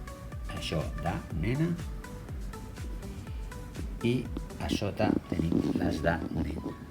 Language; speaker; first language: Catalan; native; Catalan